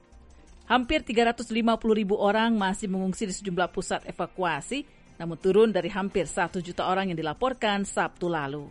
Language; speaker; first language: Indonesian; native; Indonesian